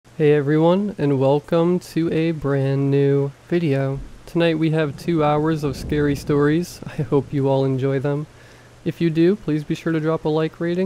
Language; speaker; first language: English; native; English